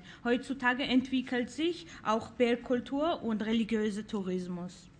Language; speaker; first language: German; non-native, fluent; Georgian